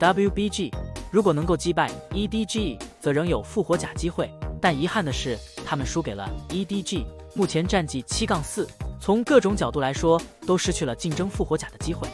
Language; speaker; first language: Chinese; native; Chinese